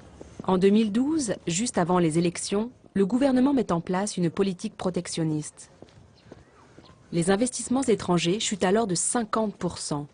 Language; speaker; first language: French; native; French